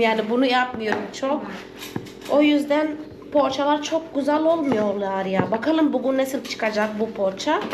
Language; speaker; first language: Turkish; non-native, fluent; Portuguese